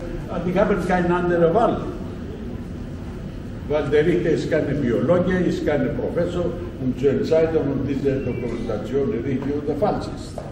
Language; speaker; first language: German; non-native, fluent; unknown